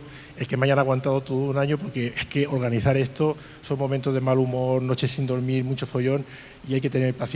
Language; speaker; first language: Spanish; native; Spanish